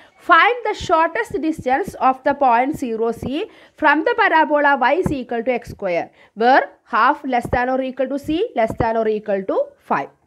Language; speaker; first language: English; non-native, local second language; Malayalam